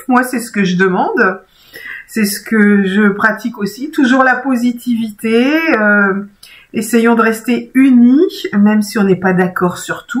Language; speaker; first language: French; native; French